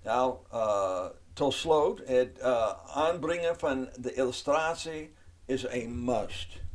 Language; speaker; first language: Dutch; non-native, fluent; English